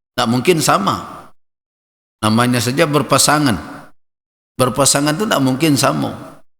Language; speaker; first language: Malay; non-native, local second language; Minangkabau